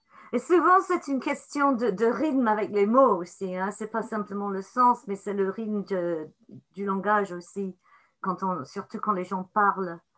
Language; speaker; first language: French; non-native, fluent; English